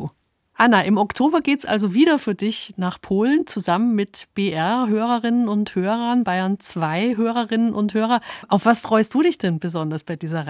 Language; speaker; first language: German; native; German